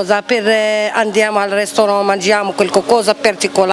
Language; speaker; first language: Italian; non-native, learner; Arabic